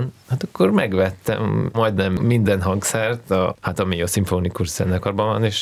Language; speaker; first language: Hungarian; early bilingual, heritage; Hungarian